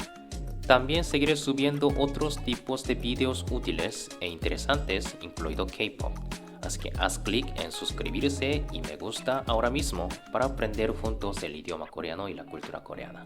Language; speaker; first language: Spanish; non-native, fluent; Korean